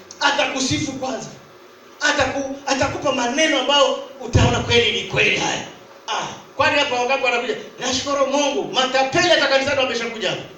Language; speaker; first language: Swahili; native; Swahili